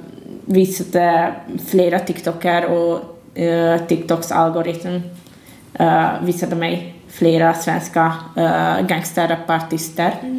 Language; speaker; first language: Swedish; non-native, fluent; Hungarian